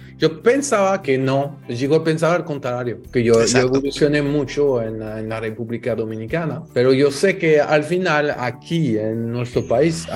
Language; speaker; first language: Spanish; non-native, fluent; French